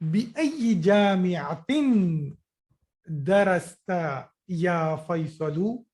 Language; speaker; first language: Arabic; non-native, fluent; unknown